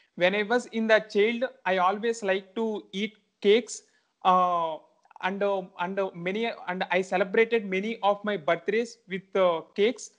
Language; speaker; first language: English; non-native, local second language; Telugu